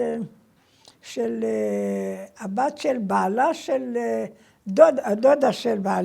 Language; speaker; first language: Hebrew; non-native, fluent; Persian